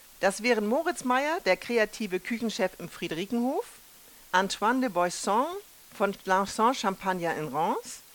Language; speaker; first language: German; native; German